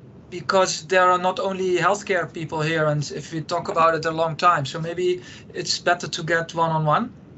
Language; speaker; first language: English; non-native, fluent; Dutch